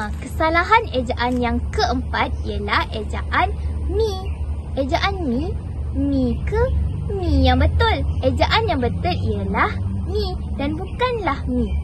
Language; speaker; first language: Malay; native; Malay